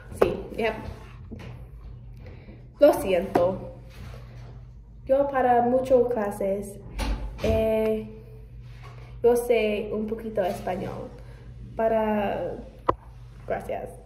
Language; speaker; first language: Spanish; non-native, learner; English